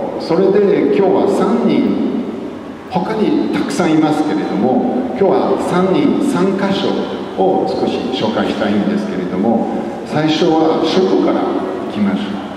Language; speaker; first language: Japanese; non-native, fluent; French